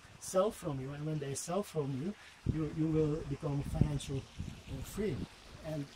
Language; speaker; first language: English; non-native, fluent; Dutch